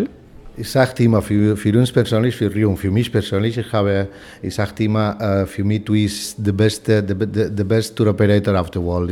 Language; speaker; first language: German; non-native, fluent; Spanish